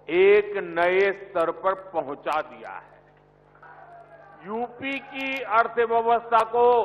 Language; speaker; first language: Hindi; non-native, local second language; Gujarati